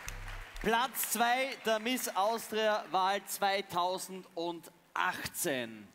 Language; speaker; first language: German; native; German